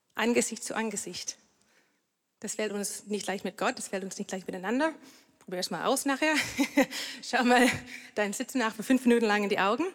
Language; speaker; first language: German; non-native, fluent; English